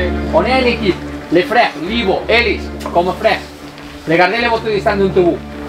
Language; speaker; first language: French; non-native, fluent; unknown